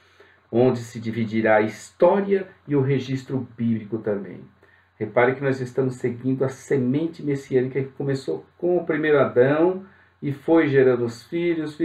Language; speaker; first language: Portuguese; native; Portuguese